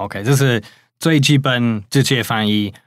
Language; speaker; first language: Chinese; non-native, fluent; English